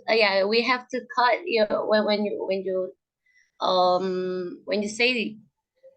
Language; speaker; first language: English; non-native, learner; Indonesian